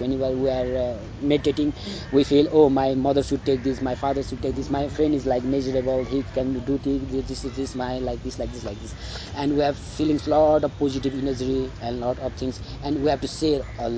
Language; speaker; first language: English; non-native, local second language; Nepali